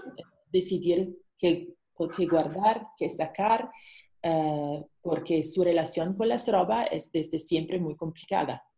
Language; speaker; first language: Spanish; non-native, fluent; Italian